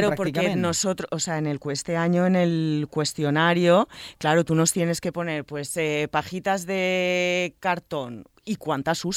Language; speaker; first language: Spanish; native; Spanish